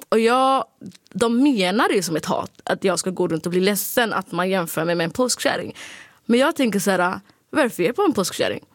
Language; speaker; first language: Swedish; early bilingual, other home language; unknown